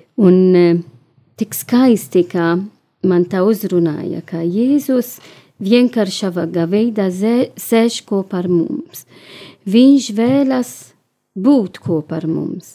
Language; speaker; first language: Latvian; non-native, learner; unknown